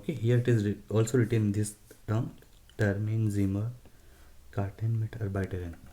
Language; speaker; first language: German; non-native, learner; Hindi